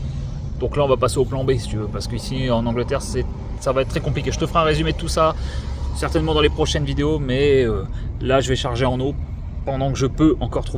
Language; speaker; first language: French; native; French